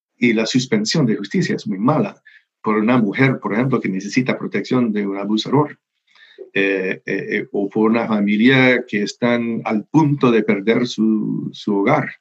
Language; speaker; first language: Spanish; non-native, fluent; English